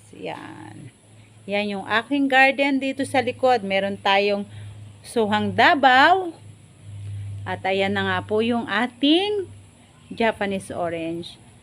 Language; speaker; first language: Filipino; native; Filipino